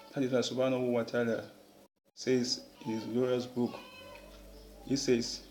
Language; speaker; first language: English; non-native, local second language; Yoruba